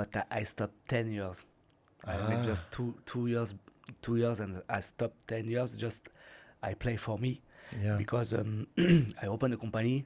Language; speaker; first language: English; non-native, learner; French